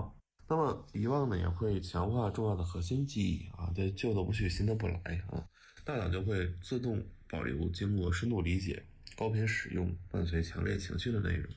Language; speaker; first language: Chinese; native; Chinese